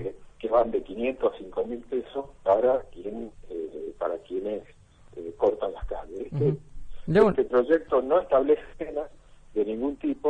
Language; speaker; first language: Spanish; native; Spanish